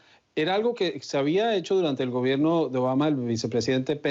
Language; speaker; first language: Spanish; native; Spanish